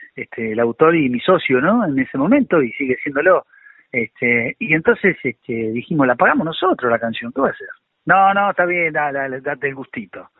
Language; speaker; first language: Spanish; native; Spanish